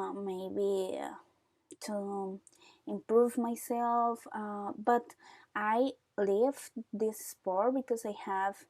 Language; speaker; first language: English; non-native, learner; Spanish